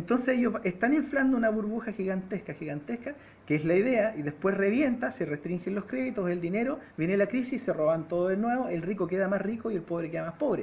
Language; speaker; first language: Spanish; native; Spanish